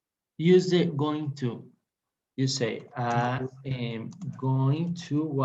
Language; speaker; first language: English; non-native, fluent; Spanish